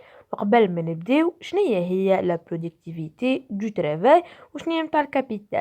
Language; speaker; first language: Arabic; native; Arabic